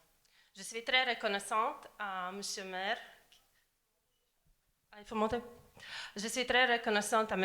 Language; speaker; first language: French; non-native, learner; Latvian